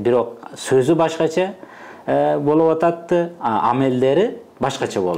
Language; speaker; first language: Kyrgyz; non-native, fluent; Uzbek